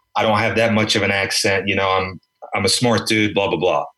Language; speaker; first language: English; native; English